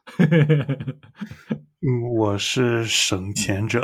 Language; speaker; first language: Chinese; non-native, fluent; English